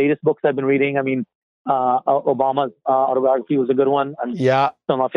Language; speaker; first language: English; native; English